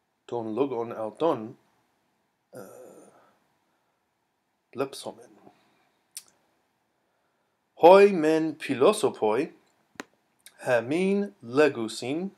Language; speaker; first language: Greek; non-native, fluent; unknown